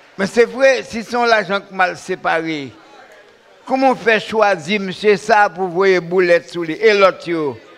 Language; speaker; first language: French; non-native, local second language; Haitian Creole